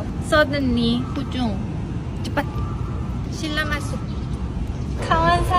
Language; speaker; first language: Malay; non-native, learner; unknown